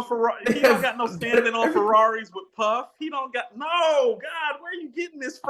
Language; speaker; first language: English; native; English